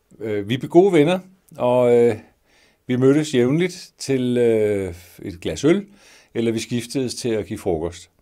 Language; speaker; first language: Danish; native; Danish